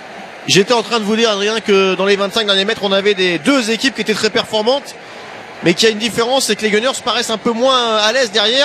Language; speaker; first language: French; native; French